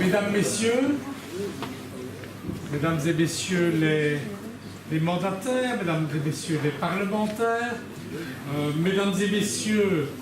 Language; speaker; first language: French; native; French